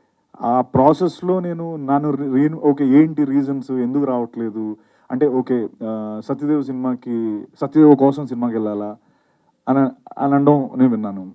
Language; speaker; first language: Telugu; native; Telugu